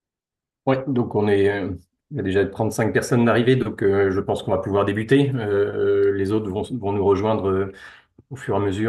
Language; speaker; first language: French; native; French